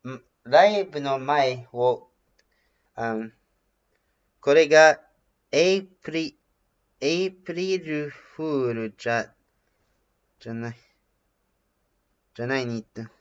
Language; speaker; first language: Japanese; non-native, learner; English